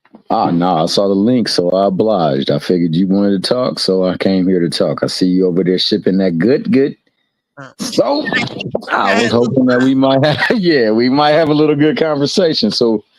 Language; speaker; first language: English; native; English